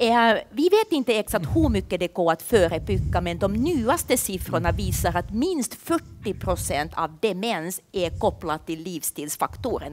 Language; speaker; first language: Swedish; non-native, fluent; Finnish